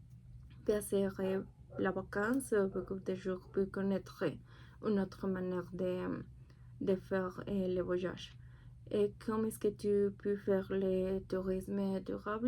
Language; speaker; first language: French; non-native, learner; Spanish